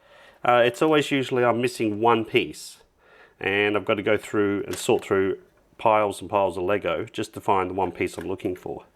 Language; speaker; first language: English; native; English